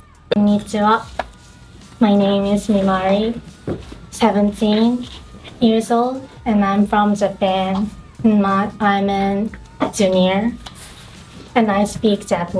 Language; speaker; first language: English; non-native, learner; Japanese